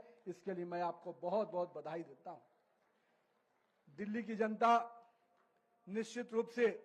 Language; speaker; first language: Hindi; native; Hindi